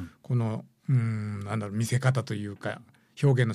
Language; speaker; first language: Japanese; native; Japanese